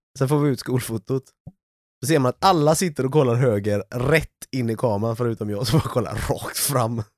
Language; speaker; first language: Swedish; native; Swedish